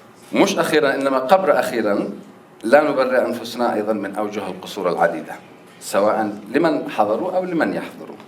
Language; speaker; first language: Arabic; native; Arabic